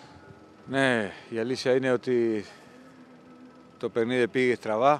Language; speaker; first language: Greek; non-native, fluent; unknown